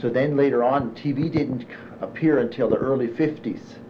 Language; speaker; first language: English; early bilingual, other home language; German